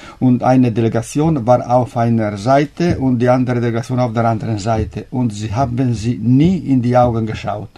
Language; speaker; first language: German; non-native, fluent; Italian